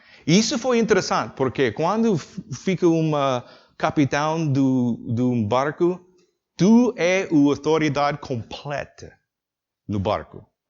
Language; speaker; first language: Portuguese; non-native, learner; English